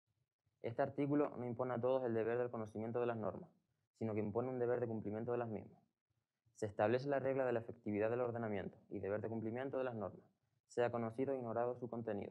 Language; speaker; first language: Spanish; native; Spanish